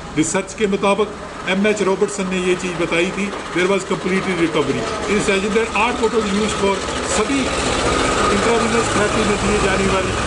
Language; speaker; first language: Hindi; non-native, local second language; Punjabi